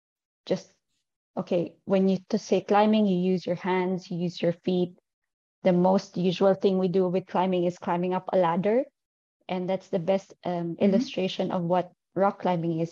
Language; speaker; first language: English; non-native, local second language; Filipino